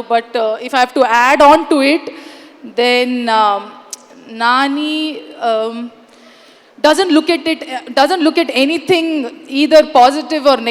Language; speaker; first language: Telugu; non-native, learner; Kannada